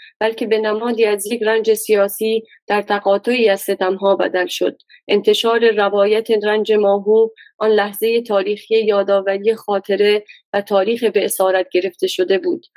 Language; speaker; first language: Persian; non-native, local second language; Baluchi